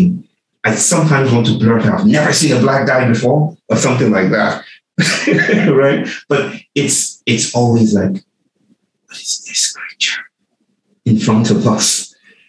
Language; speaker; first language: English; non-native, local second language; Yoruba